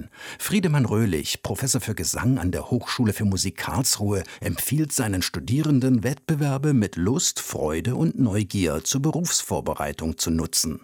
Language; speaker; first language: German; native; German